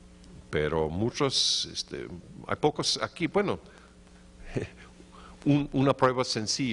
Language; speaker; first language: Spanish; non-native, fluent; English